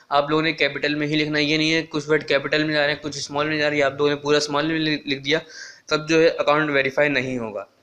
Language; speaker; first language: Urdu; non-native, local second language; Punjabi